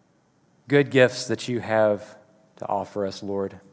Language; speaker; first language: English; native; English